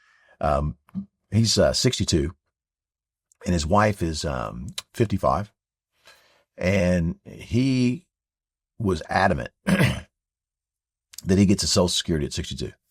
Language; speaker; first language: English; native; English